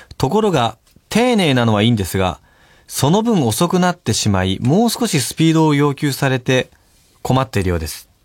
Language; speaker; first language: Japanese; native; Japanese